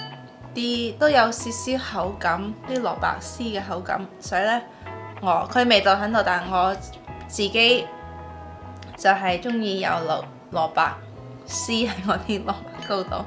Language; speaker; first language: Cantonese; early bilingual, heritage; Cantonese